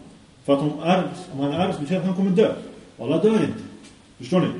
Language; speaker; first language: Swedish; early bilingual, other home language; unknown